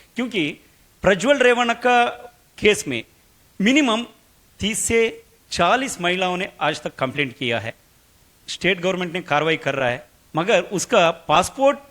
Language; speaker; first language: Hindi; non-native, local second language; Kannada